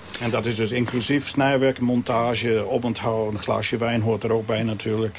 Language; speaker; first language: Dutch; native; Dutch